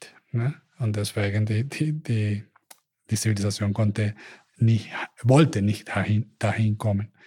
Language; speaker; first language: German; non-native, learner; Spanish